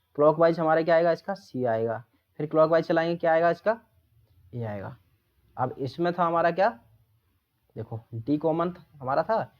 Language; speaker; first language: Hindi; native; Hindi